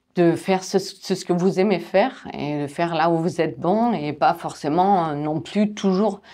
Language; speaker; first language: French; non-native, fluent; German